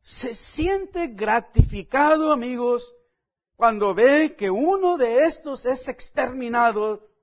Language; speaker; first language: Spanish; non-native, fluent; English